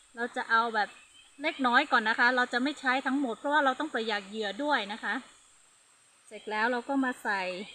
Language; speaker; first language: Thai; non-native, local second language; Hmong